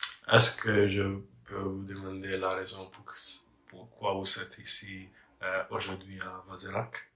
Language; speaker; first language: French; non-native, fluent; English